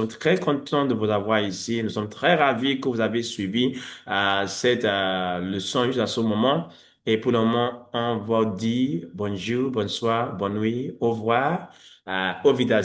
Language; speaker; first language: French; non-native, fluent; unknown